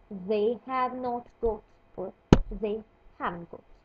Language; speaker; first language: English; non-native, fluent; Lithuanian